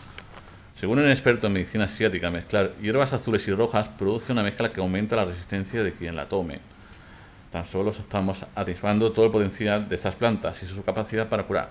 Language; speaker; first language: Spanish; native; Spanish